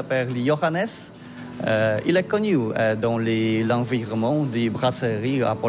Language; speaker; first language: French; non-native, learner; Polish